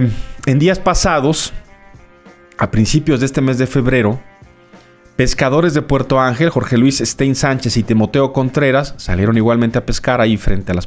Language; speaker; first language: Spanish; native; Spanish